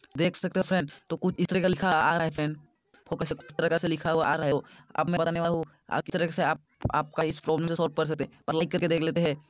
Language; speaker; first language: Hindi; non-native, local second language; Odia